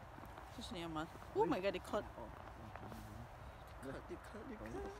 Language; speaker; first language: Danish; non-native, learner; Cebuano